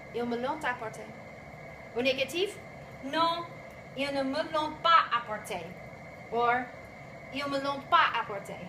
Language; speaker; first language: French; non-native, fluent; English